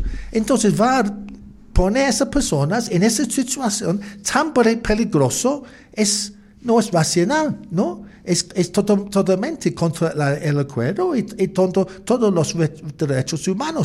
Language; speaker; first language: Spanish; non-native, learner; English